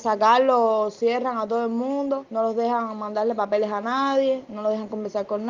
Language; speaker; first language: Spanish; native; Spanish